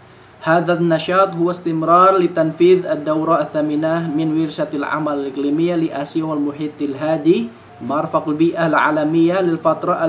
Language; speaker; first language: Arabic; non-native, fluent; Indonesian